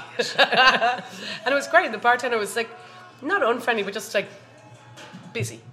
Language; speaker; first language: English; native; English